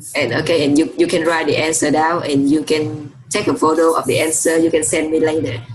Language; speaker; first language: English; non-native, fluent; Vietnamese